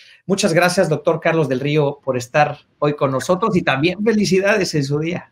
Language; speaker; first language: Spanish; native; Spanish